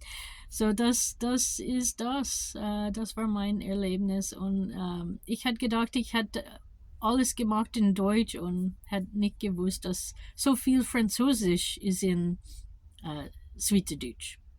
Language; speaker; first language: German; non-native, learner; English